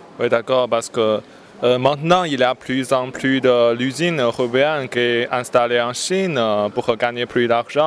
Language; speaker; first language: French; non-native, learner; Chinese